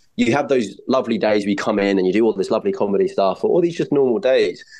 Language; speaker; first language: English; native; English